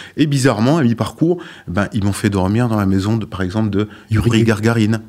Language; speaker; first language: French; native; French